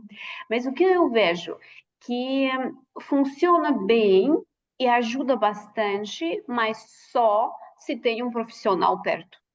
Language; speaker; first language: Portuguese; non-native, fluent; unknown